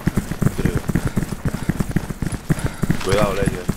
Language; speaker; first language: Spanish; native; Spanish